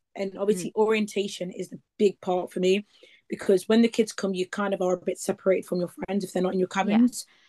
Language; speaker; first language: English; native; English